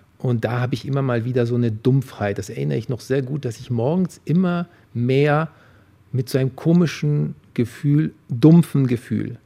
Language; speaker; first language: German; early bilingual, other home language; Polish